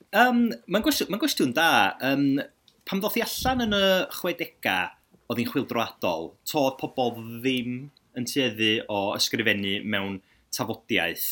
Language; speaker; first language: Welsh; native; Welsh